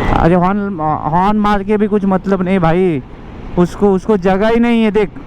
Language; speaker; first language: Hindi; non-native, local second language; Marathi